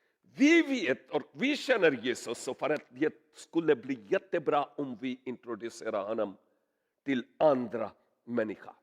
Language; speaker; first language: Swedish; non-native, learner; Urdu